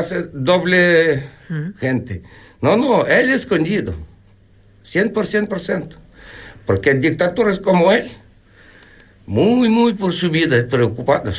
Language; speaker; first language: Spanish; non-native, learner; Ukrainian